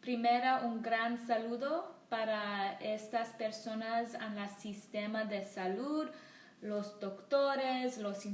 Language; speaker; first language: Spanish; non-native, learner; English